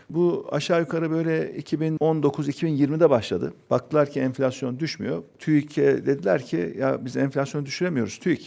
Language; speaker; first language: Turkish; native; Turkish